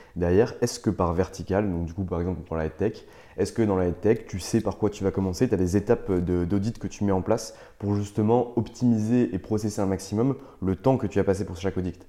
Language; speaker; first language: French; native; French